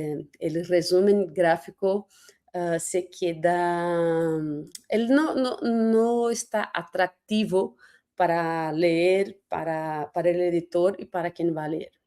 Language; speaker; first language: Spanish; non-native, fluent; Portuguese